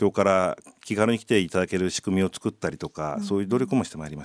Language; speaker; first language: Japanese; native; Japanese